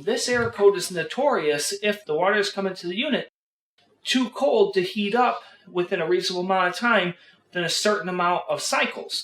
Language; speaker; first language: English; native; English